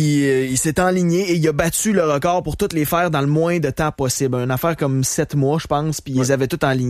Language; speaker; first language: French; native; French